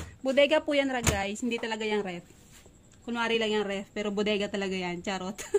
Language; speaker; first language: Filipino; native; Filipino